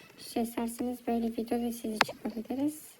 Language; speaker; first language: Turkish; early bilingual, heritage; Turkish